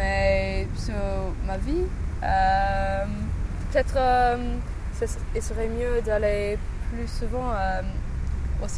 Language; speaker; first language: French; non-native, learner; English